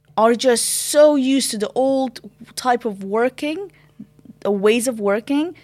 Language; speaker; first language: English; non-native, fluent; Arabic